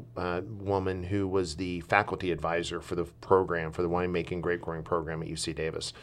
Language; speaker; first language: English; native; English